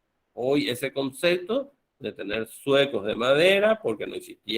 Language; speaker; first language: Spanish; native; Spanish